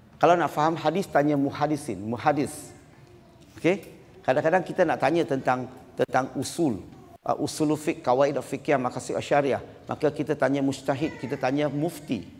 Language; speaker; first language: Malay; non-native, local second language; Chinese